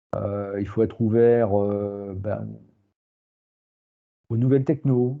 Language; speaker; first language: French; native; French